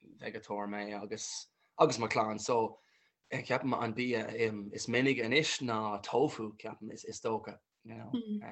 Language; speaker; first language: Irish; non-native, local second language; English